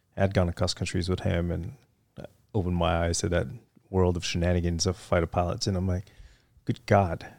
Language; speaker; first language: English; non-native, fluent; French